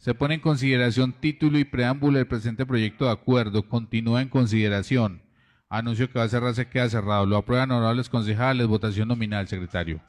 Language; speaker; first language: Spanish; native; Spanish